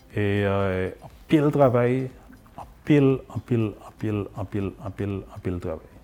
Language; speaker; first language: French; non-native, local second language; Haitian Creole